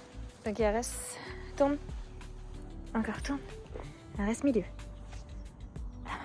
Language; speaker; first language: French; native; French